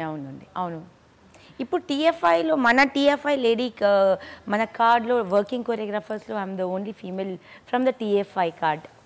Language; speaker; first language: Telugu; non-native, local second language; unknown